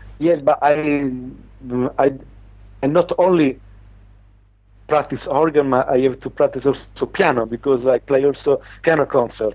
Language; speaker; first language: English; non-native, learner; Italian